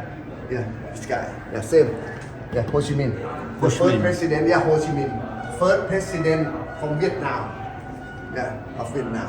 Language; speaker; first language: English; non-native, learner; Thai